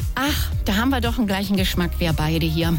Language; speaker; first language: German; native; German